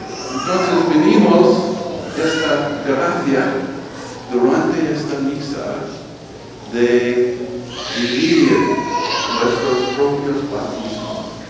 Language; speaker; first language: Spanish; non-native, fluent; English